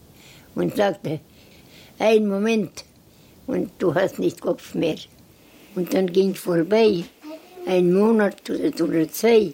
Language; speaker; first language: German; non-native, learner; Estonian